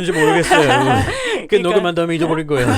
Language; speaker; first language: Korean; non-native, learner; French